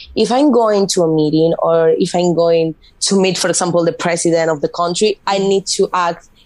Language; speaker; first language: English; non-native, fluent; Spanish